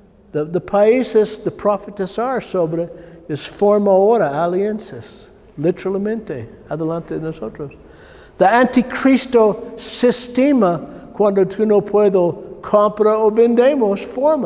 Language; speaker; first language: Spanish; non-native, learner; English